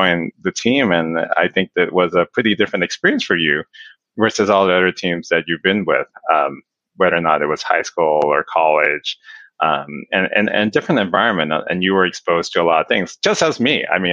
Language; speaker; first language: English; native; English